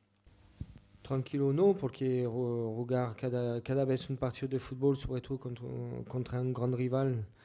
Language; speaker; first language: Spanish; non-native, fluent; French